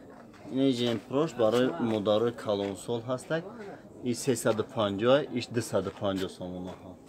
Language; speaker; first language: Tajik; native; Tajik